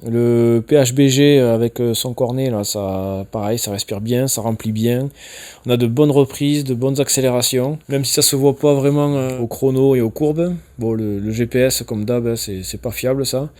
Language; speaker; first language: French; native; French